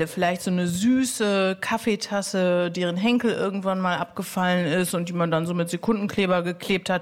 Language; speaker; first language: German; native; German